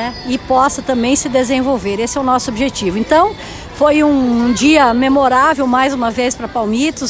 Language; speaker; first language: Portuguese; native; Portuguese